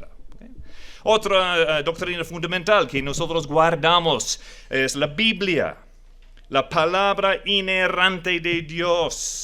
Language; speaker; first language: Spanish; non-native, fluent; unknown